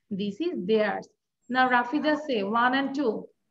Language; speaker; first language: English; non-native, local second language; Bangla